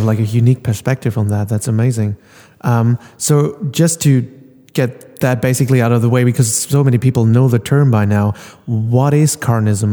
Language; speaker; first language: English; non-native, fluent; German